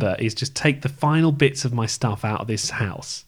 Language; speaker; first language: English; native; English